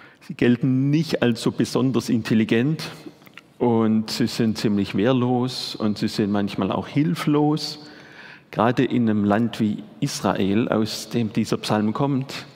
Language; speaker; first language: German; native; German